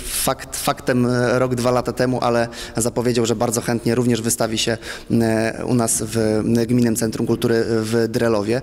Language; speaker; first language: Polish; native; Polish